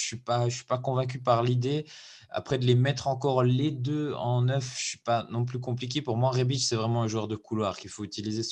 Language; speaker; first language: French; native; French